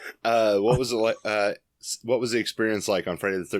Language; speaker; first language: English; native; English